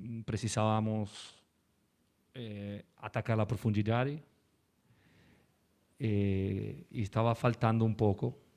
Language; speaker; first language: Portuguese; non-native, learner; Spanish